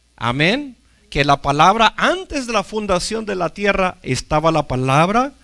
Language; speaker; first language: Spanish; non-native, fluent; English